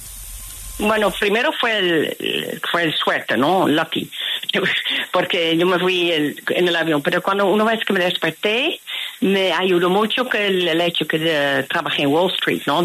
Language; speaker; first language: Spanish; non-native, fluent; Dutch